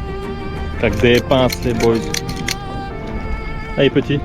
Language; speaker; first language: French; native; French